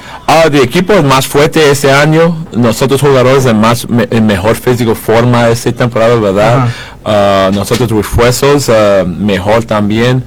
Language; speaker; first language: Spanish; non-native, learner; English